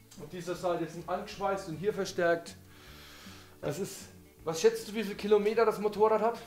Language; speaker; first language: German; native; German